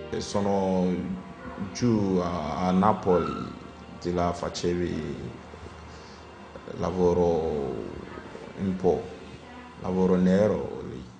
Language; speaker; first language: Italian; non-native, learner; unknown